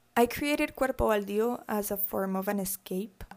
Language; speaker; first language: English; early bilingual, other home language; Spanish